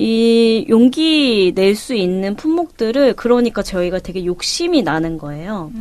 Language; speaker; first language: Korean; native; Korean